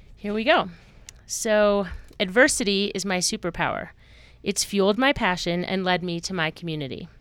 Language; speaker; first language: English; native; English